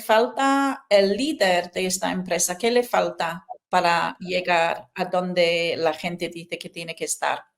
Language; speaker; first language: Spanish; non-native, fluent; English